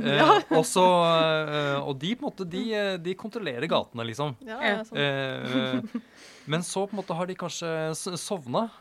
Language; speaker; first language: Norwegian; native; Norwegian